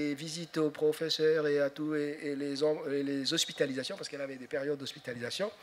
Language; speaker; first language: French; non-native, local second language; Somali